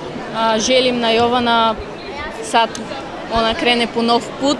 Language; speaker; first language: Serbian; non-native, learner; Bulgarian